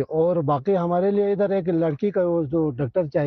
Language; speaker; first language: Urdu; non-native, local second language; Balti